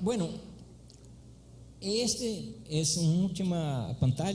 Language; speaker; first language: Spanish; non-native, learner; Portuguese